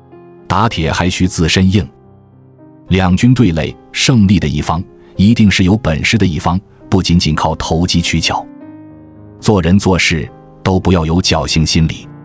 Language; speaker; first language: Chinese; native; Chinese